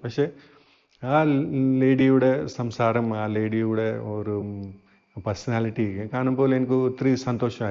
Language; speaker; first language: Malayalam; non-native, fluent; Hindi